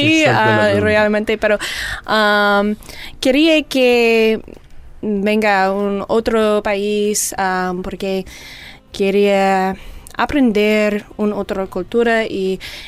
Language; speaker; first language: Spanish; non-native, learner; English